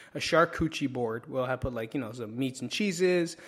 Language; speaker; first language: English; early bilingual, other home language; Filipino